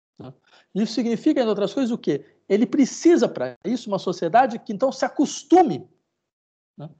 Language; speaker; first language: Portuguese; native; Portuguese